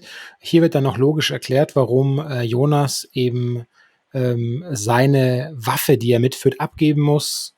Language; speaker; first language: German; native; German